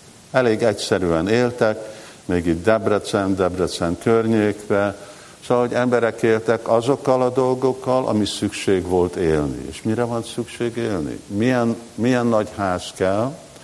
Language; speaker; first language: Hungarian; early bilingual, heritage; Hungarian